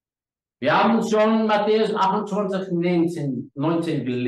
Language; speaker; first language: German; non-native, learner; Afrikaans